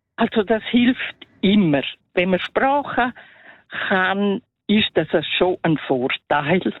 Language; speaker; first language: German; native; German